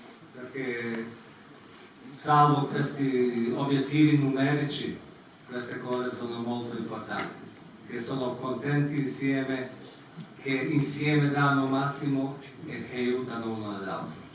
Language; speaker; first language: Italian; non-native, fluent; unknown